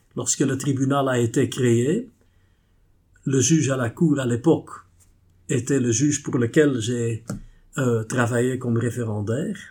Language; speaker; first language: French; non-native, fluent; Dutch